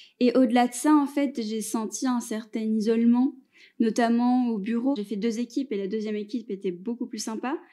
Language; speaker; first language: French; native; French